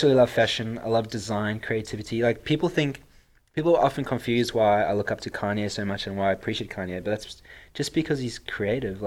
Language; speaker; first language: English; native; English